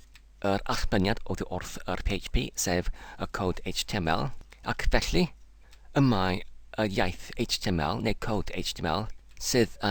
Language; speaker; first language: Welsh; non-native, fluent; English